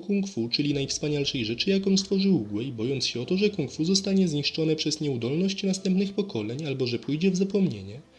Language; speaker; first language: Polish; native; Polish